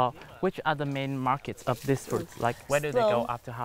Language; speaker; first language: English; non-native, fluent; Vietnamese